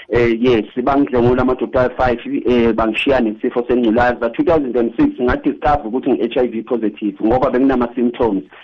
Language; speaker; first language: Zulu; native; Zulu